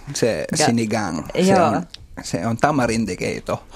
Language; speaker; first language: Finnish; non-native, fluent; Filipino